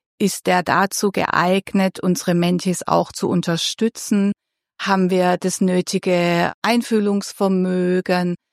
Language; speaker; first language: German; native; German